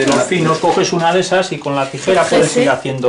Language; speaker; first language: Spanish; native; Spanish